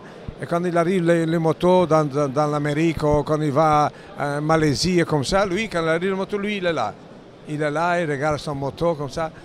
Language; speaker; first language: French; non-native, fluent; Italian